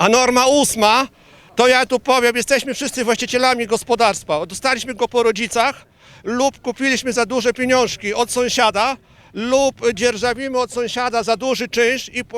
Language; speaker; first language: Polish; native; Polish